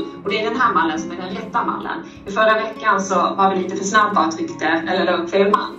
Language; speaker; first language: Swedish; native; Swedish